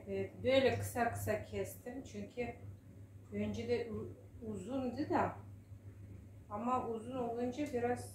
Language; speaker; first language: Turkish; non-native, fluent; Russian